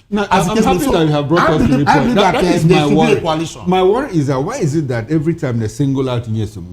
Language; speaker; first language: English; non-native, local second language; Igbo